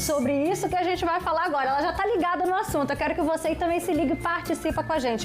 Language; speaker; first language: Portuguese; native; Portuguese